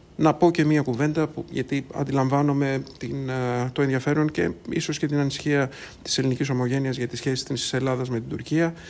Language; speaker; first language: Greek; native; Greek